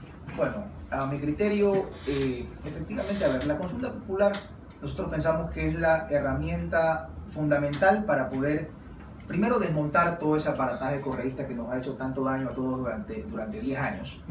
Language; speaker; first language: Spanish; native; Spanish